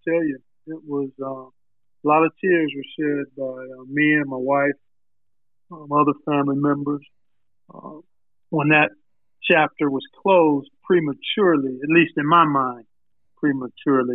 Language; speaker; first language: English; native; English